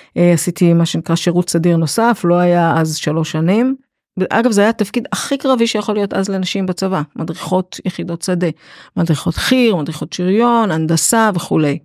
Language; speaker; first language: Hebrew; native; Hebrew